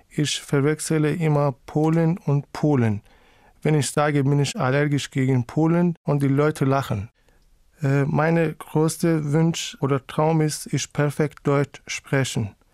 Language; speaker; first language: German; non-native, learner; Persian